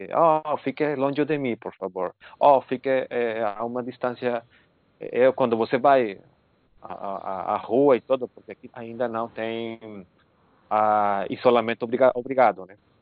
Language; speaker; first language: Portuguese; non-native, fluent; Spanish